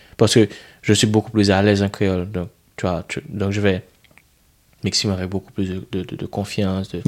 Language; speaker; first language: French; non-native, local second language; Haitian Creole